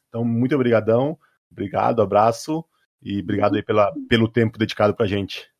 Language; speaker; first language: Portuguese; native; Portuguese